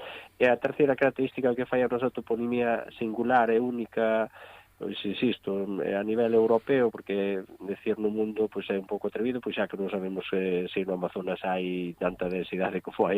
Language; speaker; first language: Galician; native; Galician